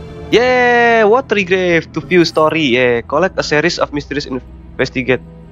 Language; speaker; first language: English; non-native, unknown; Indonesian